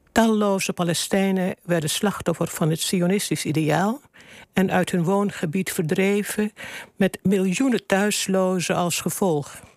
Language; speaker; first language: Dutch; native; Dutch